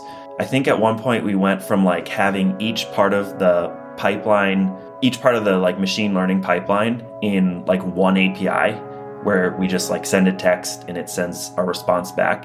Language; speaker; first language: English; native; English